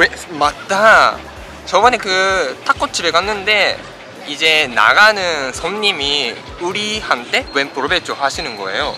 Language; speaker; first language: Korean; non-native, fluent; Japanese